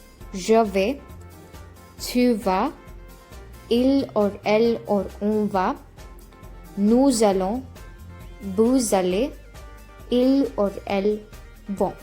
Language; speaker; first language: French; non-native, fluent; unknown